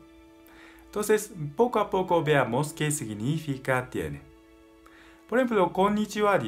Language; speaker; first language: Spanish; non-native, learner; Japanese